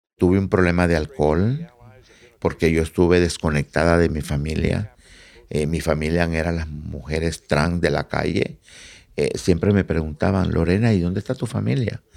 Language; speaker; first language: Spanish; native; Spanish